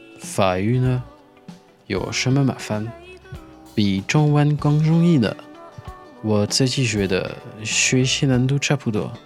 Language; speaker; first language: Chinese; non-native, fluent; French